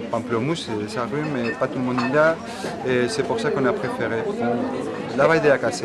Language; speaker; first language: French; non-native, fluent; Spanish